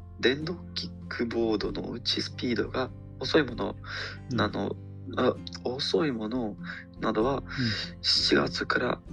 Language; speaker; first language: Japanese; non-native, learner; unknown